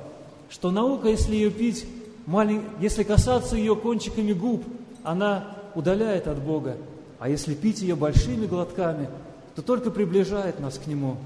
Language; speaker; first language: Russian; native; Russian